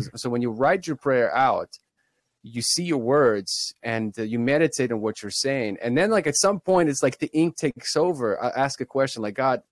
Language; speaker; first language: English; early bilingual, other home language; Russian